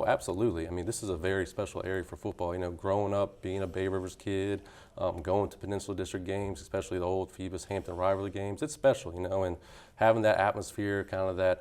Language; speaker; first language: English; native; English